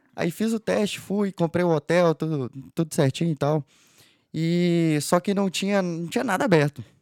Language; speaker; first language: Portuguese; native; Portuguese